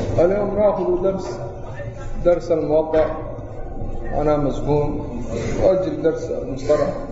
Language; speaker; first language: Arabic; non-native, local second language; Somali